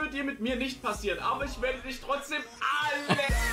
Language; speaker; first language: German; native; German